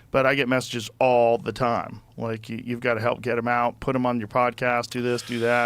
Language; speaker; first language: English; native; English